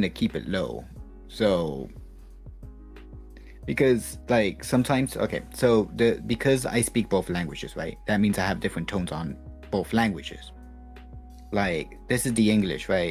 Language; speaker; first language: English; non-native, fluent; Spanish